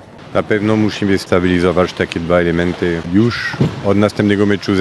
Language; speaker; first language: Polish; non-native, fluent; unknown